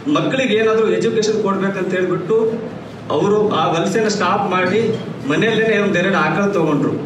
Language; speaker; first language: Kannada; non-native, local second language; Lambadi